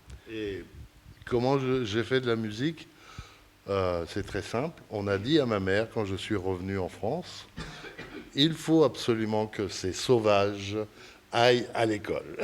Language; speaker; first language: French; early bilingual, other home language; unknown